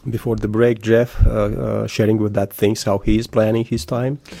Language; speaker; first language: English; non-native, fluent; Latvian